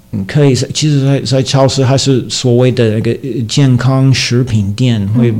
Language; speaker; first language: Chinese; non-native, learner; English